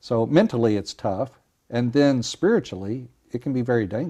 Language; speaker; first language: English; native; English